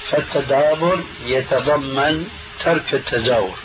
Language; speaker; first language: Arabic; early bilingual, other home language; Albanian